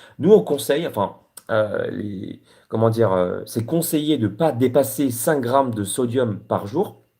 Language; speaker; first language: French; native; French